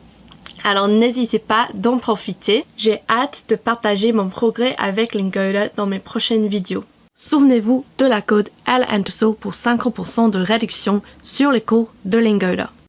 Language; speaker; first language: French; non-native, fluent; English